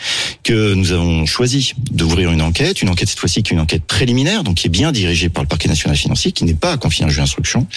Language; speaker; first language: French; native; French